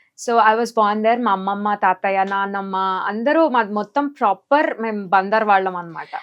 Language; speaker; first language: Telugu; native; Telugu